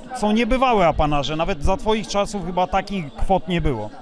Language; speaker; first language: Polish; native; Polish